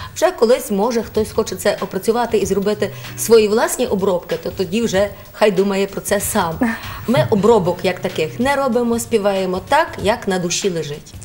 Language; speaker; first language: Ukrainian; early bilingual, heritage; Ukrainian